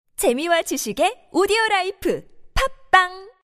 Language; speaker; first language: Korean; native; Korean